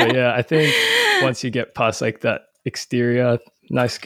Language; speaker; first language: English; native; English